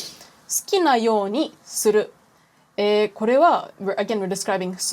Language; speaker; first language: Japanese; non-native, fluent; English